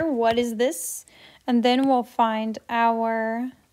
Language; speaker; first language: English; native; English